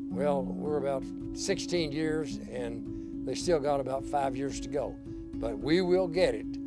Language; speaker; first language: English; native; English